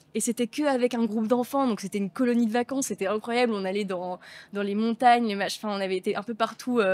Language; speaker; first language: French; native; French